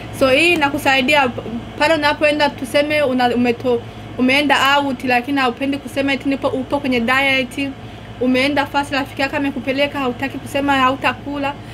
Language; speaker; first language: Swahili; non-native, local second language; Rundi